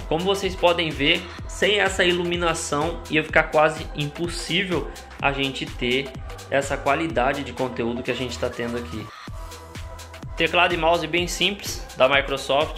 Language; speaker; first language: Portuguese; native; Portuguese